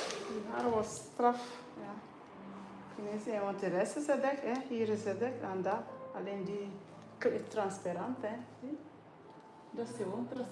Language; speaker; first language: Dutch; non-native, learner; English